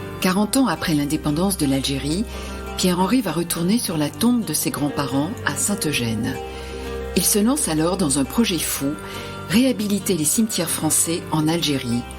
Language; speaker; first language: French; native; French